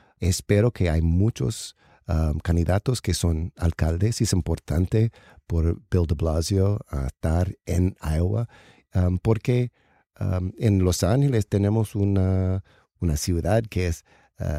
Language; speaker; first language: Spanish; non-native, learner; English